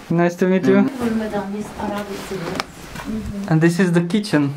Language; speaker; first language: English; non-native, learner; Romanian